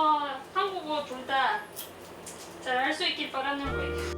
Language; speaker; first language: Korean; non-native, fluent; French